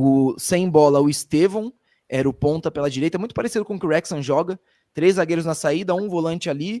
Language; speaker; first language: Portuguese; native; Portuguese